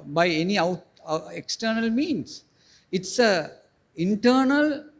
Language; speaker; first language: English; non-native, local second language; Sinhala